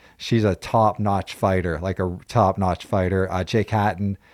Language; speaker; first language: English; native; English